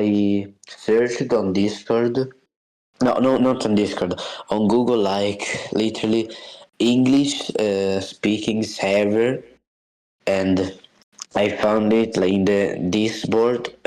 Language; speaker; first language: English; non-native, fluent; Italian